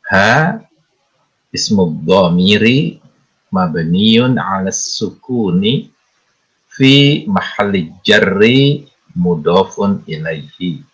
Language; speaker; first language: Arabic; non-native, learner; Indonesian